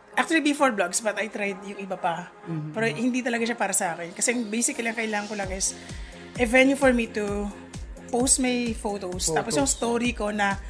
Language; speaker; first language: Filipino; non-native, local second language; Hiligaynon